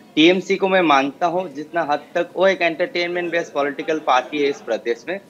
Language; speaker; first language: Hindi; non-native, local second language; Kok Borok